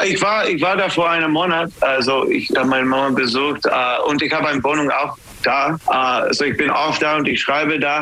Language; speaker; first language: German; non-native, learner; English